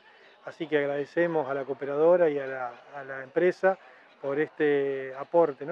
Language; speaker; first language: Spanish; native; Spanish